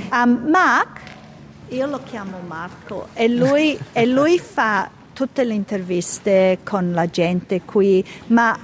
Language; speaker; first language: Italian; early bilingual, heritage; Italian